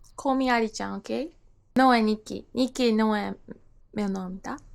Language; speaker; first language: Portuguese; non-native, learner; Japanese